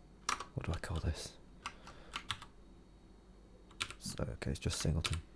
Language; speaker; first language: English; native; English